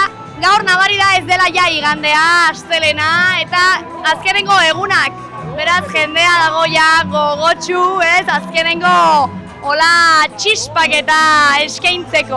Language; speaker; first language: Basque; native; Basque